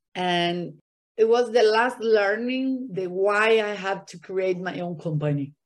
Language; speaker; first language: English; non-native, fluent; Spanish